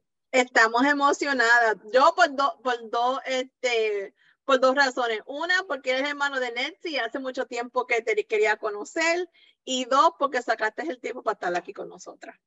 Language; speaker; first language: Spanish; early bilingual, heritage; Spanish